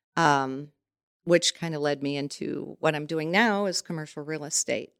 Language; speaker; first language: English; native; English